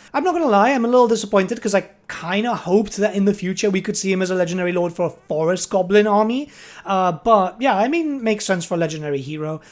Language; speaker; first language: English; native; English